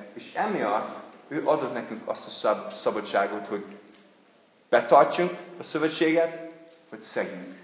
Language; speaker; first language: Hungarian; non-native, fluent; English